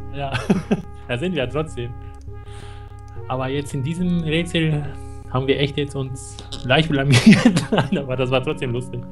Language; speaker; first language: German; native; German